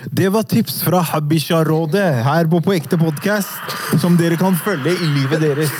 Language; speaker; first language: Norwegian; early bilingual, other home language; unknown